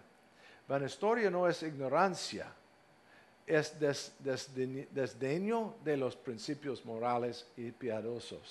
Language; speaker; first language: Spanish; non-native, fluent; English